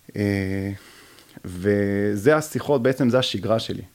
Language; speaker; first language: Hebrew; early bilingual, other home language; French